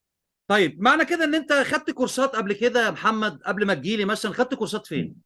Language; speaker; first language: Arabic; native; Arabic